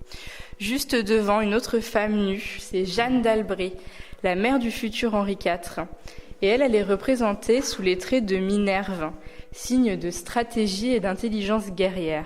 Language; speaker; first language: French; native; French